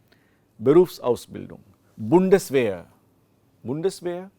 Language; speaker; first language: German; non-native, fluent; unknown